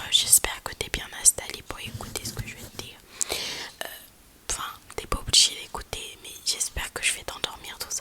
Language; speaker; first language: French; native; French